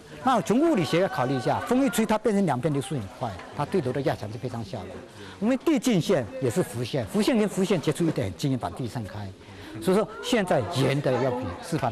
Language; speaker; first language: Chinese; native; Chinese